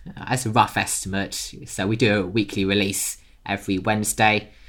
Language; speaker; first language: English; native; English